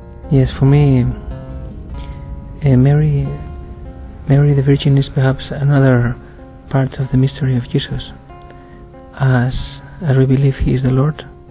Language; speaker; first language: English; non-native, fluent; Spanish